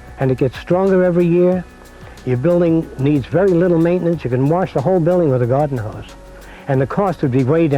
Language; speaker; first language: English; native; English